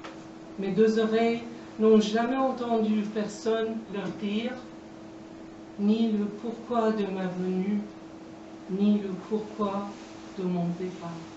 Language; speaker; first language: French; non-native, fluent; Persian